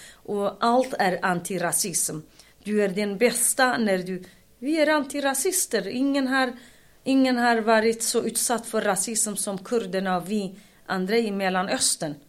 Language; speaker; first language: Swedish; non-native, fluent; Kurdish